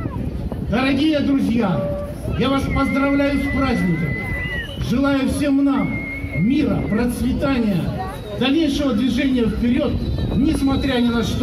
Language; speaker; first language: Russian; native; Russian